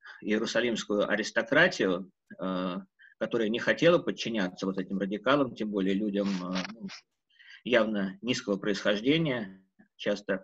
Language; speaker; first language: Russian; native; Russian